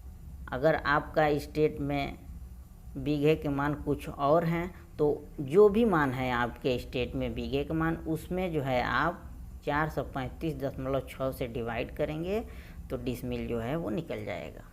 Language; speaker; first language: Hindi; native; Hindi